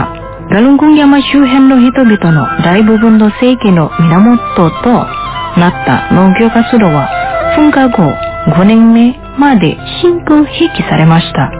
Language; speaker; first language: Japanese; non-native, fluent; Indonesian